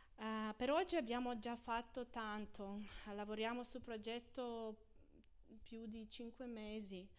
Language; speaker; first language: Italian; non-native, fluent; Ukrainian